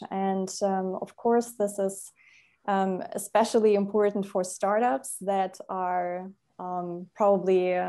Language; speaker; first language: English; non-native, fluent; German